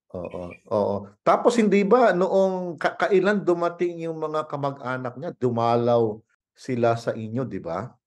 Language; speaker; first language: Filipino; native; Filipino